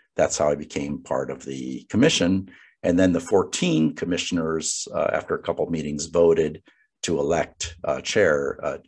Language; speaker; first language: English; native; English